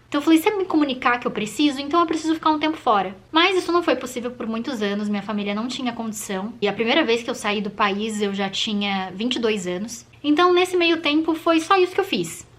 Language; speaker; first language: Portuguese; native; Portuguese